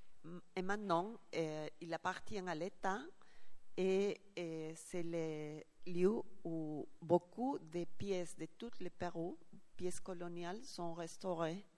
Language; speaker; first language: French; non-native, learner; Spanish